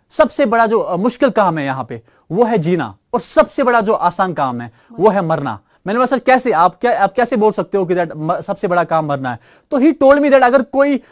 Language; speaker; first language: Hindi; non-native, local second language; Kashmiri